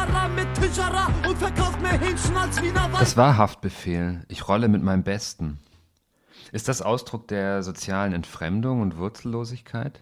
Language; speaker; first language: German; native; German